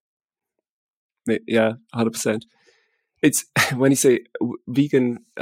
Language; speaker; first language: English; non-native, fluent; Swiss German